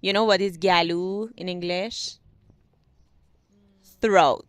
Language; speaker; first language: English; non-native, fluent; Persian